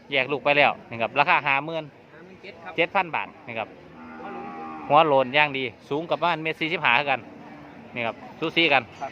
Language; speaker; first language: Thai; native; Thai